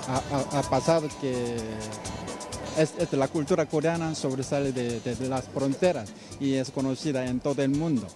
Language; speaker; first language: Spanish; non-native, fluent; Korean